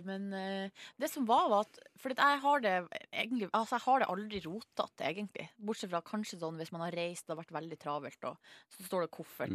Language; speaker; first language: Norwegian; native; Norwegian